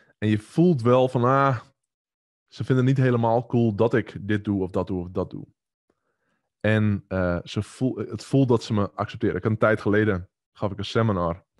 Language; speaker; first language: Dutch; native; Dutch